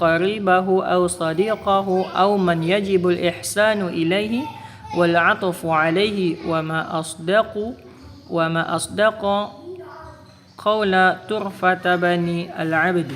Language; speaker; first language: Arabic; non-native, fluent; Indonesian